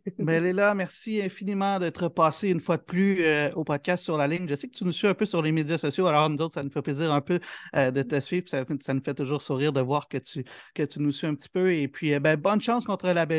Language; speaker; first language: French; native; French